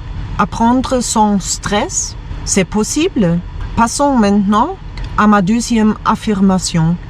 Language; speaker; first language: French; non-native, fluent; German